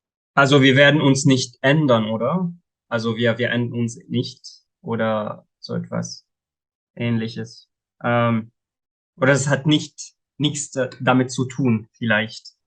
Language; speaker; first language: German; non-native, fluent; Arabic